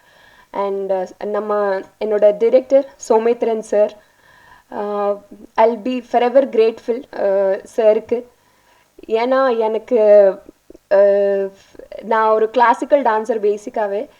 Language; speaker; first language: Tamil; non-native, learner; Telugu